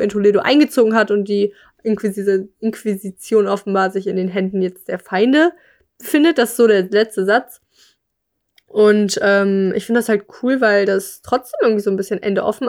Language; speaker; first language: German; native; German